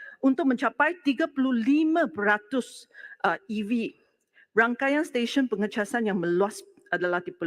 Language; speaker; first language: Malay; non-native, local second language; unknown